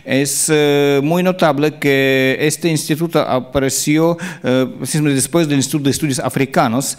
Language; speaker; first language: Spanish; non-native, fluent; Russian